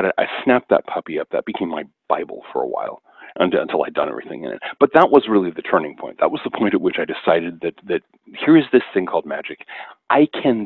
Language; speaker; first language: English; native; English